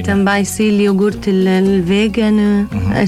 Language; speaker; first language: Portuguese; non-native, learner; Arabic